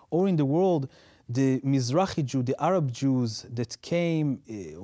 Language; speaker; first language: English; non-native, fluent; Hebrew